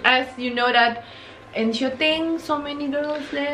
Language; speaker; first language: English; non-native, fluent; Indonesian